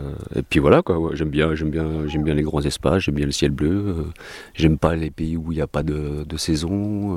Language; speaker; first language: French; native; French